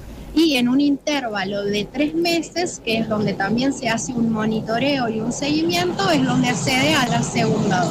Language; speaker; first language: Spanish; native; Spanish